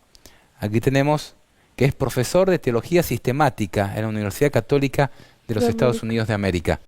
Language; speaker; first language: Spanish; native; Spanish